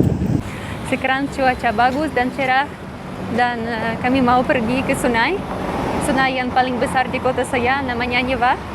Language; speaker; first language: Indonesian; non-native, fluent; Russian